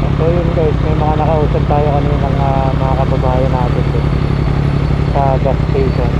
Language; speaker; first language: Filipino; native; Filipino